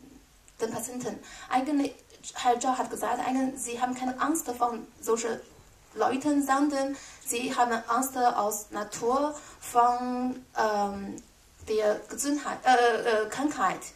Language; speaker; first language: German; non-native, learner; Chinese